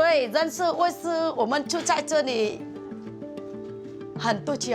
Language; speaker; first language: Chinese; non-native, learner; Vietnamese